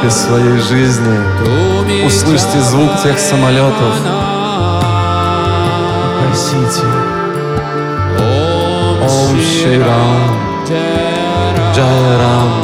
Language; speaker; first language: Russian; native; Russian